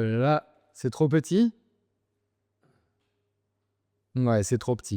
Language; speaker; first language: French; native; French